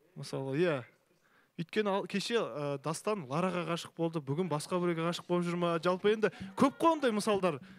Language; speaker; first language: Kazakh; native; Kazakh